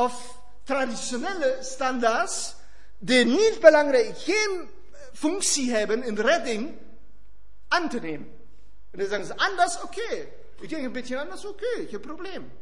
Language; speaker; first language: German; non-native, learner; Dutch